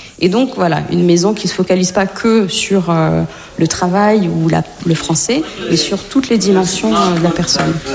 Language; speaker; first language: French; native; French